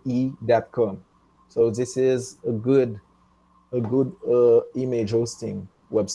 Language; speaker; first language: English; non-native, fluent; Haitian Creole